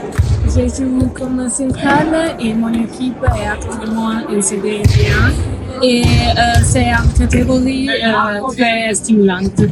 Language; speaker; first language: French; non-native, learner; Italian